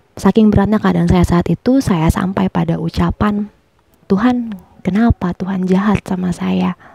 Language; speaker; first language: Indonesian; native; Indonesian